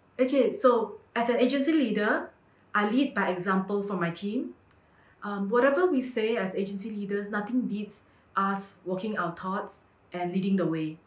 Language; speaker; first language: English; native; English